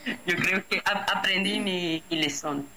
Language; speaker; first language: Spanish; non-native, fluent; Portuguese